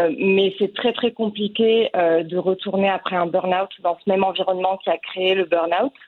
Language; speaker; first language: French; non-native, local second language; Arabic